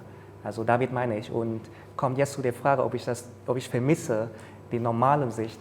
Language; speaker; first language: German; non-native, learner; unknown